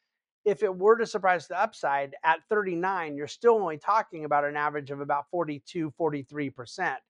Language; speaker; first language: English; native; English